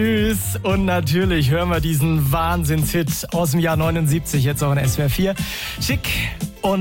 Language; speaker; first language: German; native; German